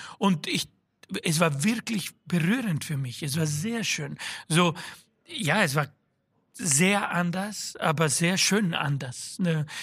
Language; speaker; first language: German; non-native, fluent; Spanish